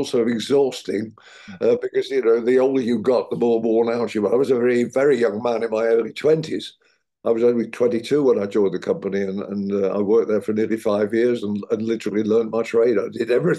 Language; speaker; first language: English; native; English